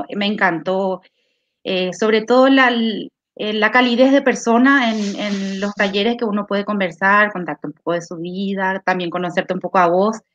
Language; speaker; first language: Spanish; native; Spanish